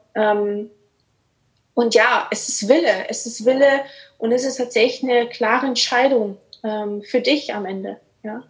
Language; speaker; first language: German; early bilingual, other home language; Portuguese